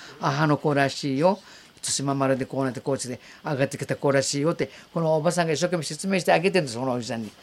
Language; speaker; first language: Japanese; native; Japanese